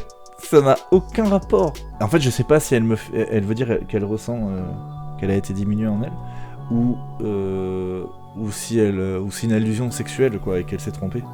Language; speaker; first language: French; native; French